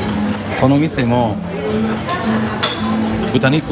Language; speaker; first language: Japanese; non-native, learner; Indonesian